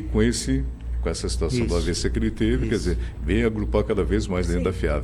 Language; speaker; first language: Portuguese; native; Portuguese